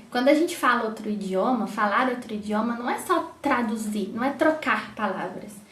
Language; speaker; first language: Portuguese; native; Portuguese